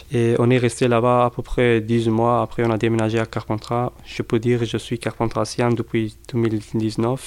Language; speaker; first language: French; non-native, learner; Arabic